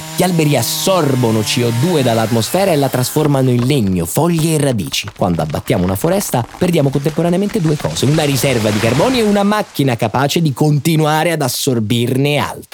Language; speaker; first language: Italian; native; Italian